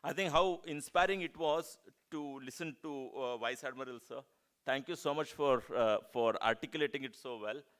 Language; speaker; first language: English; non-native, local second language; Marathi